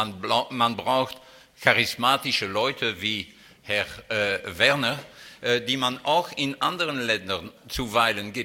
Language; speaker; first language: German; non-native, fluent; French